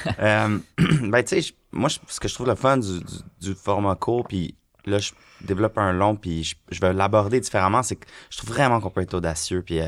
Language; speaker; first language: French; native; French